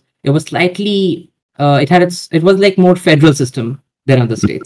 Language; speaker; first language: English; non-native, local second language; Hindi